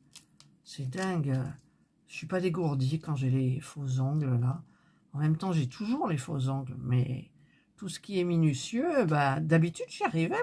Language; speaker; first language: French; native; French